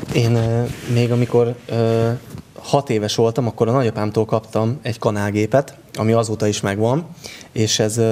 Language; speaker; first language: Hungarian; native; Hungarian